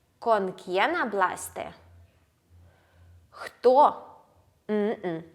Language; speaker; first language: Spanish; non-native, fluent; Ukrainian